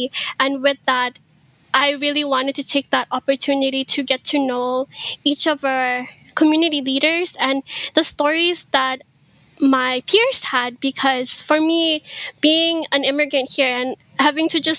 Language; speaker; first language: English; early bilingual, other home language; Iloko